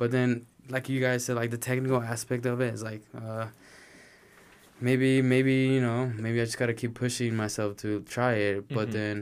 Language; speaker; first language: English; non-native, fluent; Spanish